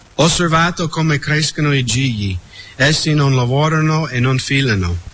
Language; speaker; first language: Italian; non-native, fluent; English